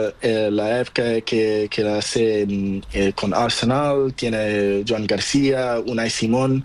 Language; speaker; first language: Spanish; non-native, learner; Portuguese